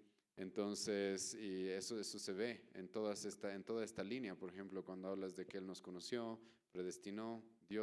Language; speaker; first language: Spanish; native; Spanish